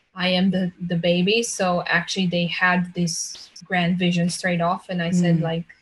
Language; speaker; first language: English; early bilingual, other home language; Slovenian